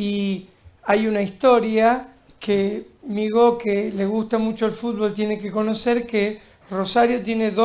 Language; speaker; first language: Spanish; native; Spanish